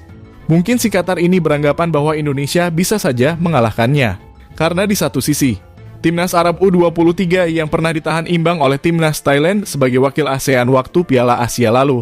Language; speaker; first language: Indonesian; native; Indonesian